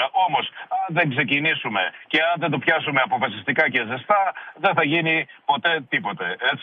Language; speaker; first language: Greek; native; Greek